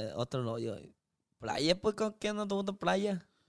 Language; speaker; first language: Spanish; non-native, fluent; Chinese